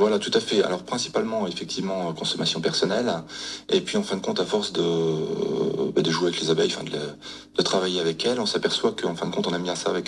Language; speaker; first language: French; native; French